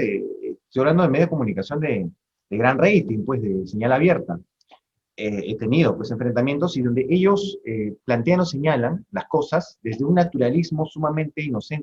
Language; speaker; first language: Spanish; native; Spanish